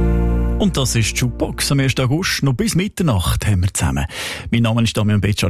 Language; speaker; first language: German; native; German